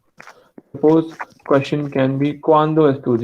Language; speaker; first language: Spanish; non-native, fluent; Hindi